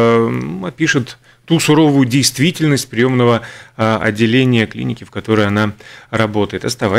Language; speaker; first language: Russian; native; Russian